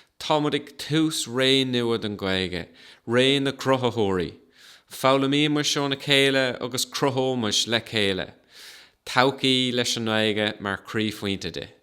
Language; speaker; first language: Irish; non-native, local second language; English